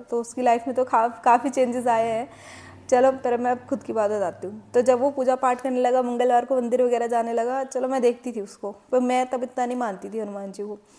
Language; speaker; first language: Hindi; native; Hindi